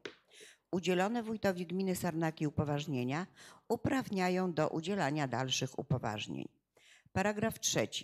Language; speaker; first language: Polish; native; Polish